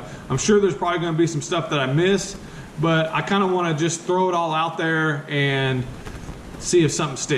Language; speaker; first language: English; native; English